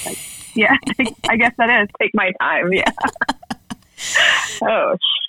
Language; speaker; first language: English; non-native, local second language; Filipino